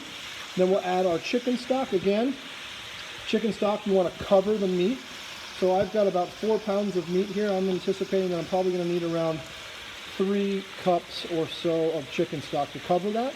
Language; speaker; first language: English; native; English